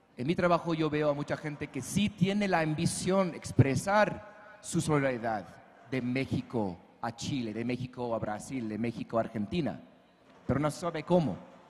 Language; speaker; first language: Spanish; non-native, fluent; English